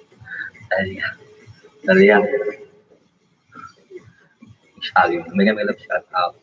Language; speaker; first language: English; non-native, local second language; Filipino